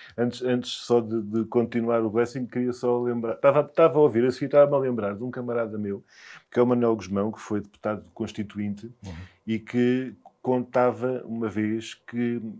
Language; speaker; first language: Portuguese; native; Portuguese